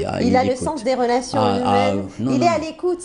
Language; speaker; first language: French; non-native, local second language; Arabic